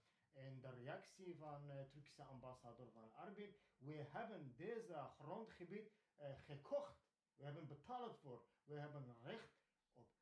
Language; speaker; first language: Dutch; non-native, fluent; Kurdish